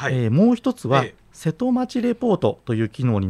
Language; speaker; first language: Japanese; native; Japanese